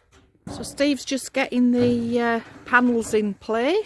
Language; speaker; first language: English; native; English